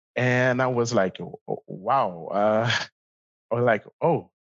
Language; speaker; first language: English; non-native, fluent; Portuguese